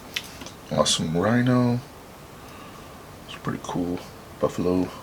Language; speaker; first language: English; native; English